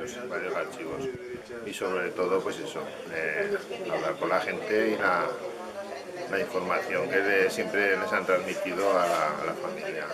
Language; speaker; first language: Spanish; native; Spanish